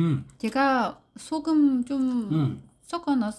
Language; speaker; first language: Korean; non-native, learner; Vietnamese